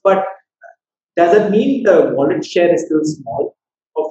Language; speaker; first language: English; non-native, local second language; Tamil